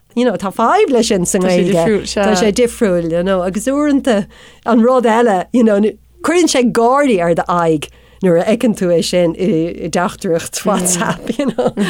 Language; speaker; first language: Irish; non-native, local second language; English